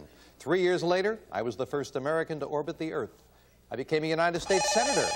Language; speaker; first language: English; native; English